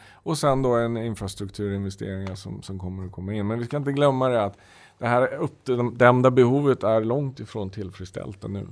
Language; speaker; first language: Swedish; native; Swedish